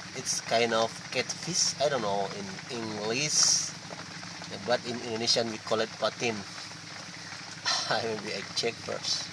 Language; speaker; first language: English; non-native, learner; Indonesian